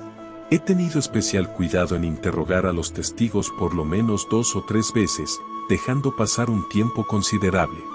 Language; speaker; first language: Spanish; native; Spanish